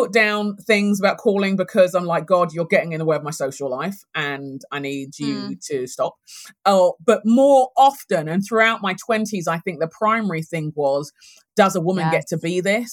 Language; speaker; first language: English; native; English